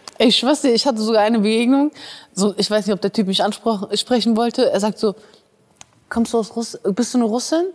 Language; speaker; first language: German; early bilingual, other home language; Russian